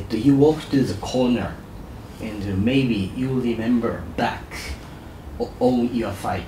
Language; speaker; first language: English; non-native, learner; Japanese